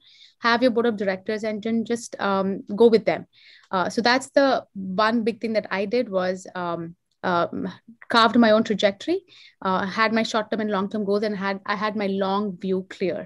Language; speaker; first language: English; non-native, local second language; Telugu